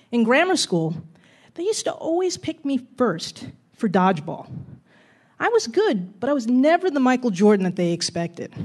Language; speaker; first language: English; native; English